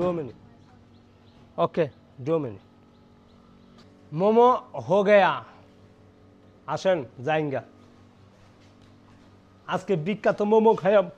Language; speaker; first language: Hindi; non-native, learner; Bangla